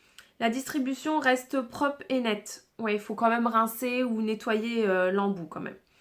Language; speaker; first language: French; native; French